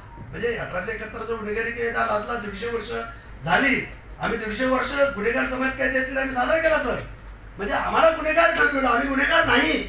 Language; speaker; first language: Marathi; non-native, local second language; Lambadi